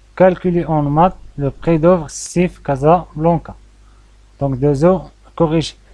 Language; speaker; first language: French; non-native, local second language; Arabic